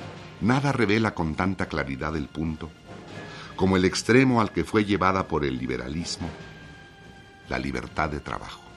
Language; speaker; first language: Spanish; native; Spanish